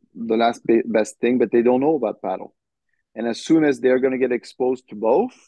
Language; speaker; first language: English; non-native, fluent; French